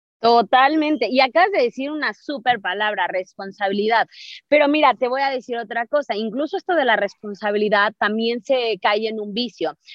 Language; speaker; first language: Spanish; native; Spanish